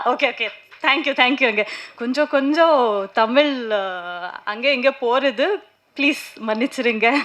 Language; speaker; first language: Tamil; non-native, learner; Kannada